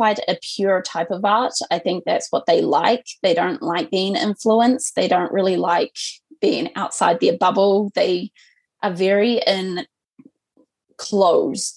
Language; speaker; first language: English; native; English